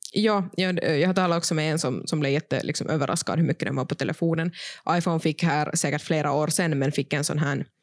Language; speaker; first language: Swedish; non-native, local second language; Finnish